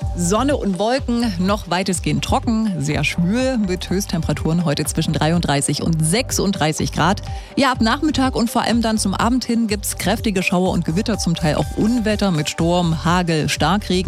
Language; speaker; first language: German; native; German